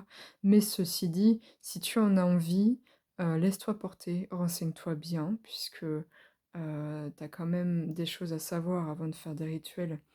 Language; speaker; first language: French; native; French